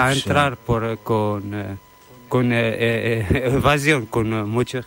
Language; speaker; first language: Spanish; non-native, learner; Arabic